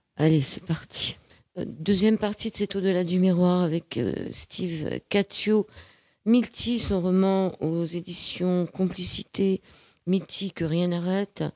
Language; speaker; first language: French; native; French